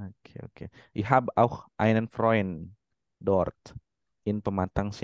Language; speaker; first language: German; non-native, fluent; Indonesian